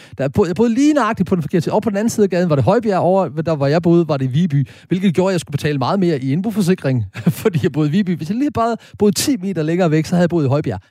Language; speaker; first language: Danish; native; Danish